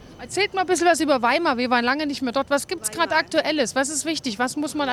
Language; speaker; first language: German; native; German